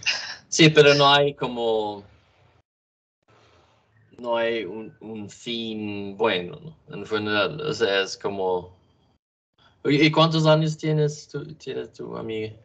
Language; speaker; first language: Spanish; non-native, learner; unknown